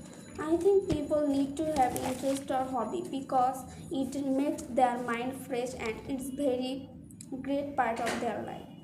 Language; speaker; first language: English; non-native, learner; Bangla